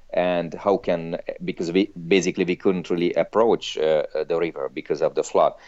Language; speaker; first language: English; non-native, fluent; Hungarian